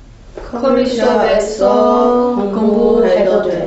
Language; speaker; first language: Korean; non-native, learner; Chinese